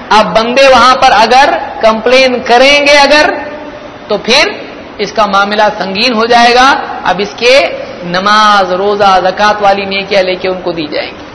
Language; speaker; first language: Urdu; native; Urdu